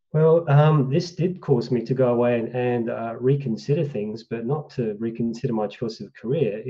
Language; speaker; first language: English; native; English